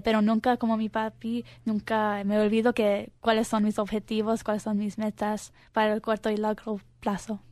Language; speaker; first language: Spanish; early bilingual, heritage; Spanish